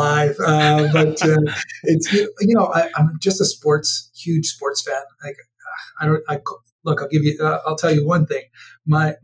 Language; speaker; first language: English; native; English